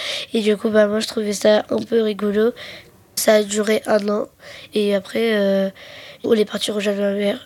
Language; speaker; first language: French; early bilingual, other home language; Arabic